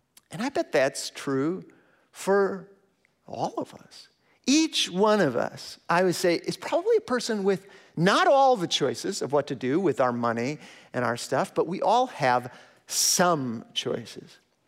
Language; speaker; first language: English; native; English